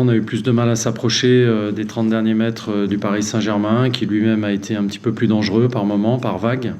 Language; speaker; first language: French; native; French